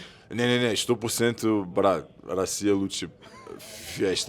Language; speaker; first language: Russian; non-native, learner; Portuguese